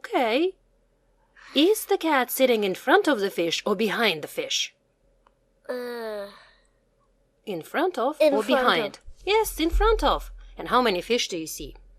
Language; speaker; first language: English; non-native, fluent; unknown